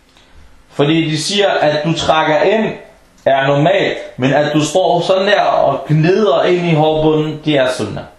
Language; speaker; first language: Danish; non-native, fluent; Arabic